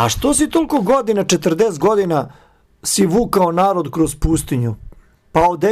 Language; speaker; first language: Bosnian; native; Bosnian